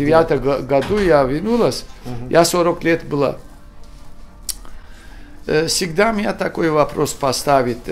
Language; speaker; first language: Russian; non-native, learner; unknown